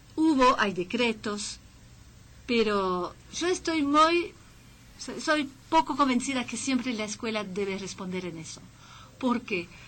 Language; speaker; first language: Spanish; non-native, fluent; French